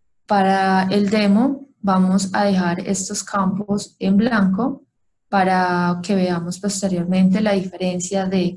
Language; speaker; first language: Spanish; native; Spanish